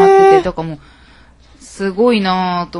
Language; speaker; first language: Japanese; native; Japanese